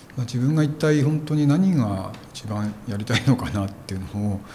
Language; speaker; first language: Japanese; native; Japanese